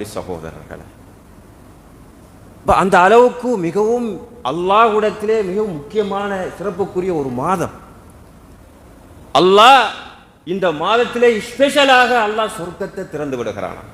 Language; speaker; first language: Tamil; native; Tamil